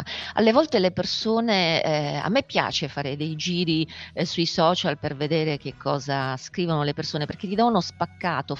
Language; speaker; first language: Italian; native; Italian